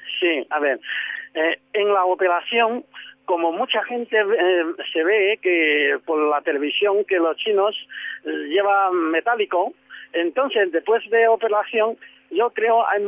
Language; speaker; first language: Spanish; non-native, learner; Chinese